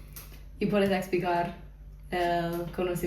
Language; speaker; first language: Spanish; non-native, fluent; English